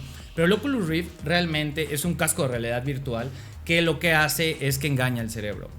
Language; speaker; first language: Spanish; native; Spanish